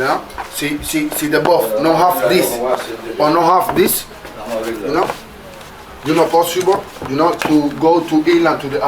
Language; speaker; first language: English; non-native, learner; Spanish